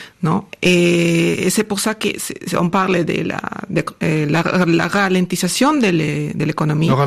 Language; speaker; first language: French; non-native, learner; Spanish